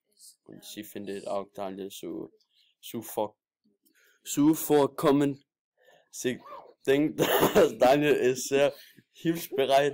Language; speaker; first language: German; non-native, learner; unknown